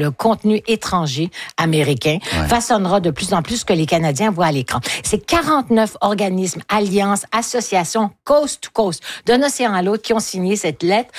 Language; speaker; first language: French; native; French